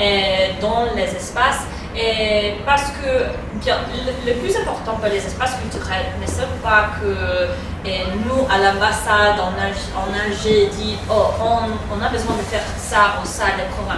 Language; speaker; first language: French; non-native, fluent; English